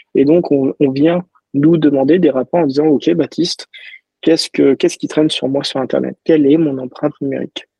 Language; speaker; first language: French; native; French